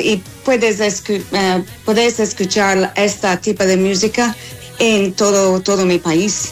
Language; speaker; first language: Spanish; non-native, learner; English